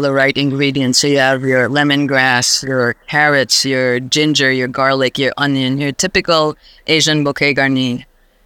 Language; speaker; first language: English; non-native, local second language; Hiligaynon